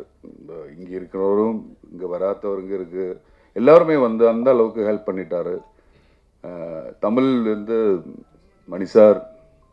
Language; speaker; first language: Tamil; non-native, learner; Malayalam